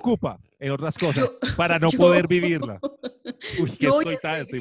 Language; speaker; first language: Spanish; native; Spanish